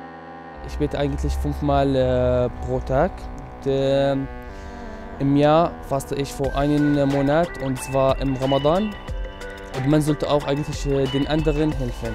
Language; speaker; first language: German; non-native, learner; Arabic